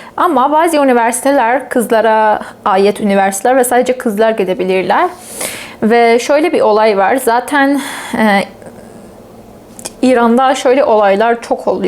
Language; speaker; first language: Turkish; non-native, fluent; Persian